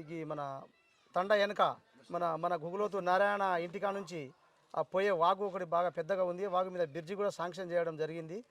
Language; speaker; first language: Telugu; non-native, local second language; Lambadi